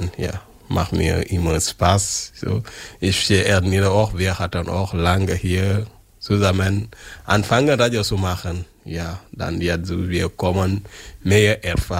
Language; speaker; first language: German; non-native, learner; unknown